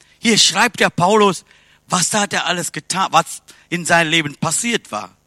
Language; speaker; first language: German; non-native, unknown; Tamil